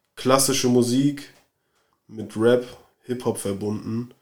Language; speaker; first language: German; native; German